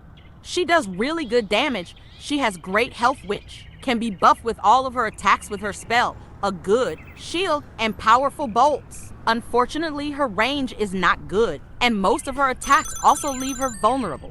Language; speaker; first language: English; native; English